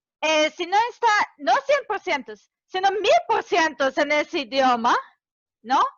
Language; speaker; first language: Spanish; non-native, fluent; Serbian